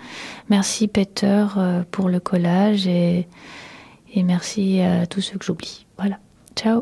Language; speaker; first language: French; native; French